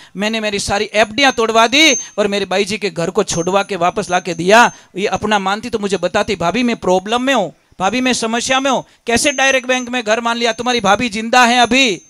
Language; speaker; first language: Hindi; native; Hindi